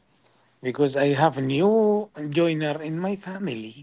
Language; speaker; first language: English; non-native, learner; Arabic